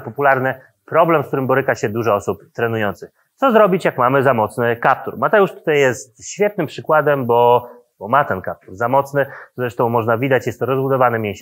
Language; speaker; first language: Polish; native; Polish